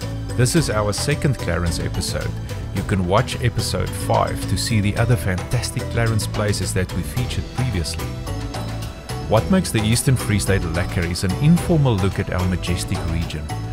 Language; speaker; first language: English; non-native, local second language; Afrikaans